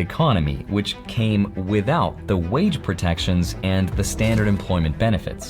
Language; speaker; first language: English; native; English